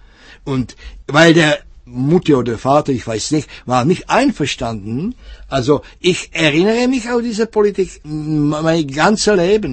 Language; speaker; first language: German; non-native, fluent; Czech